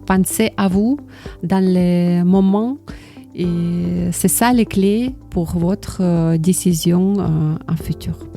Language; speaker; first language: French; non-native, learner; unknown